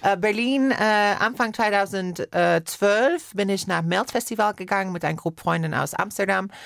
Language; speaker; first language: German; non-native, fluent; Persian